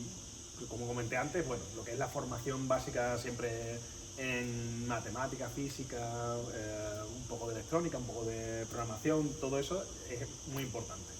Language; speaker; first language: Spanish; native; Spanish